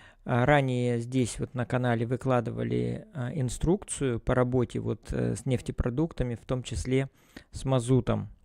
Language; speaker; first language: Russian; native; Russian